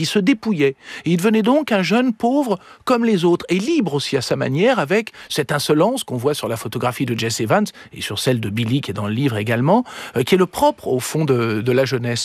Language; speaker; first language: French; native; French